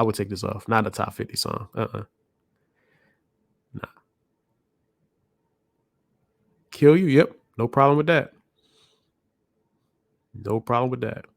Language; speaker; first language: English; native; English